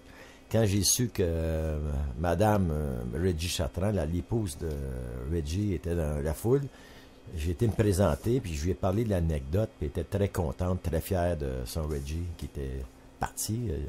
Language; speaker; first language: French; native; French